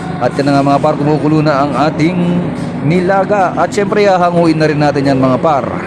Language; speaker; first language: Filipino; native; Filipino